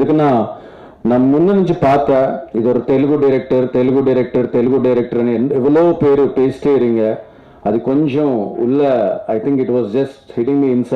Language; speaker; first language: Tamil; non-native, learner; Telugu